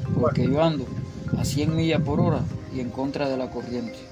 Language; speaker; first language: Spanish; native; Spanish